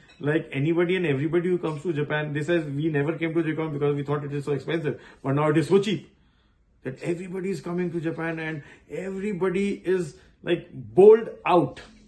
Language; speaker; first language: English; non-native, local second language; Hindi